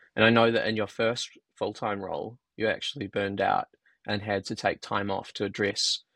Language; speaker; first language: English; native; English